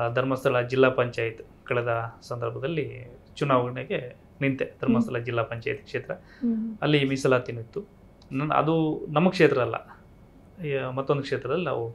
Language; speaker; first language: Kannada; native; Kannada